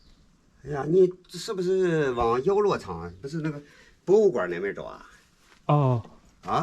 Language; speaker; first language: Chinese; native; Chinese